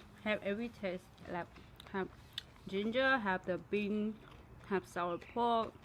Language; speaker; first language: English; non-native, learner; Thai